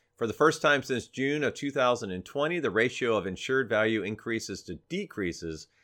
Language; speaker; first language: English; native; English